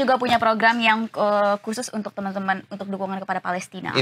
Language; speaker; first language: Indonesian; native; Indonesian